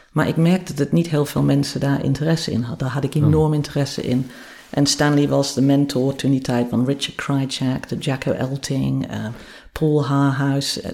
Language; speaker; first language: Dutch; non-native, fluent; English